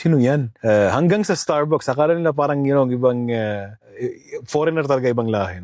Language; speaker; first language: Filipino; early bilingual, heritage; Filipino